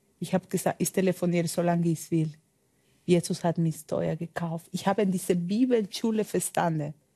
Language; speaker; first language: German; non-native, learner; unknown